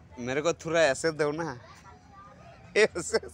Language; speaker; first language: Hindi; non-native, learner; Bangla